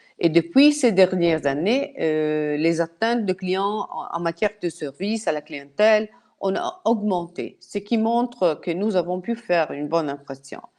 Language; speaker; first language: French; non-native, fluent; Italian